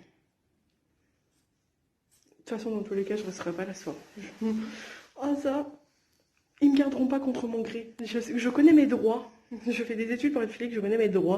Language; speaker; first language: French; native; French